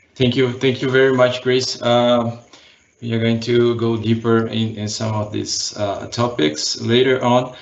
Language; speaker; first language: English; non-native, fluent; Portuguese